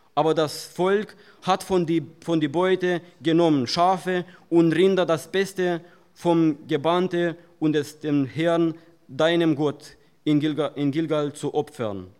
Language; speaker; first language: German; non-native, fluent; Russian